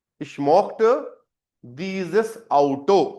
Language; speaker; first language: German; non-native, fluent; Hindi